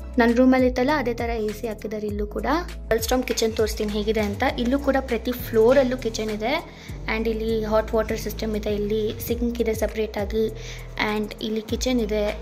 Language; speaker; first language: Kannada; non-native, local second language; Telugu